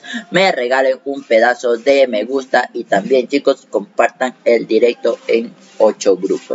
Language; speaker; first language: Spanish; native; Spanish